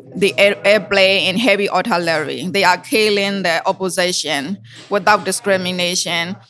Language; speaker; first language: English; non-native, learner; Burmese